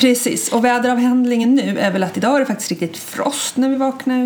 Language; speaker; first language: Swedish; native; Swedish